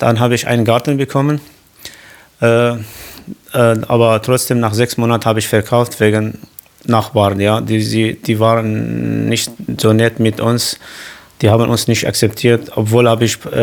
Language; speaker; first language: German; non-native, learner; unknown